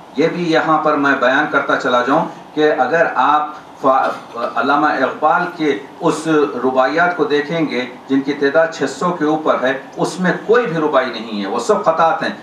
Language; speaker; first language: Urdu; native; Urdu